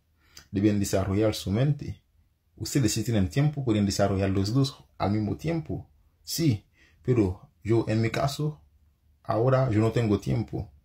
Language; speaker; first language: Spanish; non-native, fluent; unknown